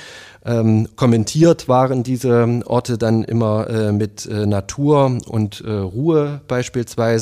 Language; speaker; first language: German; native; German